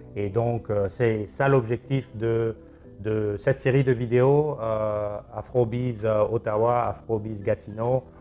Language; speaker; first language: French; non-native, local second language; Lingala